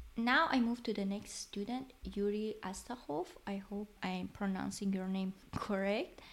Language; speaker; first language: English; non-native, fluent; Persian